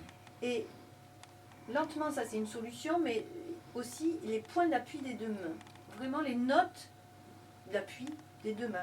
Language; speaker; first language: French; native; French